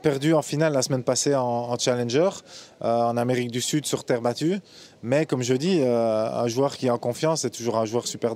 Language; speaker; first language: French; native; French